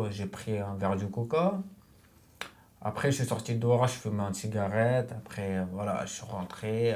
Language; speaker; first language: French; non-native, fluent; Romanian